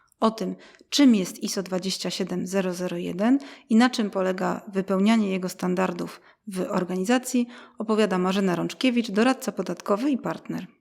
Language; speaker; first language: Polish; native; Polish